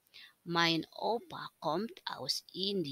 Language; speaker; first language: German; non-native, fluent; Indonesian